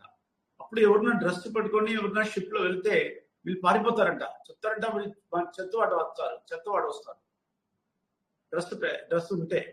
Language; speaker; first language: Telugu; non-native, local second language; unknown